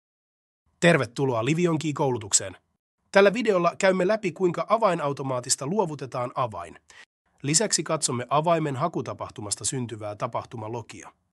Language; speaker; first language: Finnish; native; Finnish